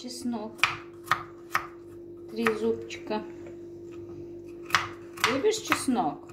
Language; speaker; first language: Russian; non-native, fluent; Turkmen